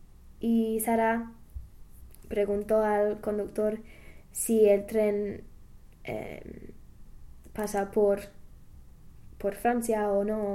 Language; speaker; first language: Spanish; non-native, learner; English